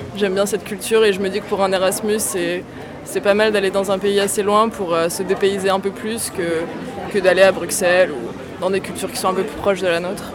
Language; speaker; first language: French; native; French